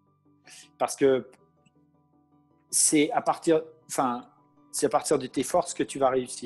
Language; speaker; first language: French; native; French